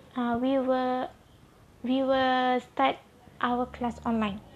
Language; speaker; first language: English; non-native, local second language; Malay